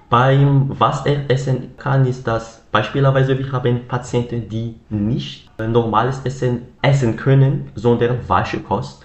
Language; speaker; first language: German; non-native, learner; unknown